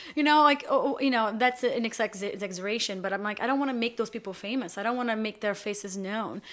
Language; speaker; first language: English; non-native, fluent; Portuguese